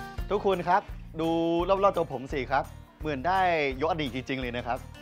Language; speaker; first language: Thai; non-native, fluent; Chinese